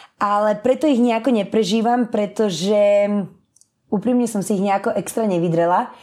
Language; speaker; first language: Slovak; early bilingual, other home language; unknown